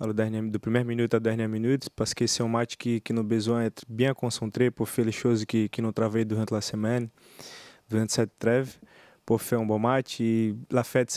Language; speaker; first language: French; non-native, learner; Portuguese